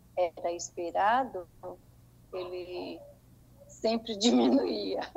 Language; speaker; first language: Portuguese; native; Portuguese